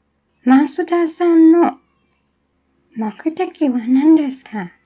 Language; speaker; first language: Japanese; non-native, learner; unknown